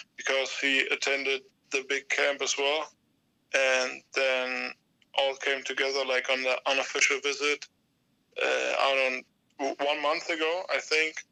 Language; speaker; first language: English; non-native, fluent; German